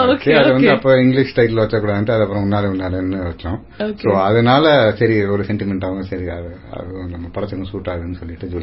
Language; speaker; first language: Tamil; native; Tamil